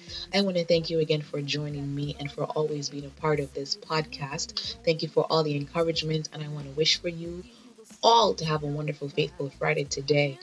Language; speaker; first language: English; native; English